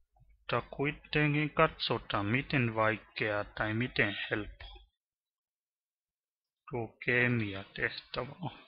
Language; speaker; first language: Finnish; non-native, learner; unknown